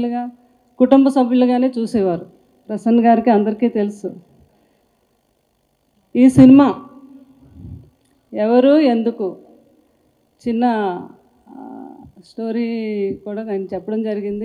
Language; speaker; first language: Telugu; native; Telugu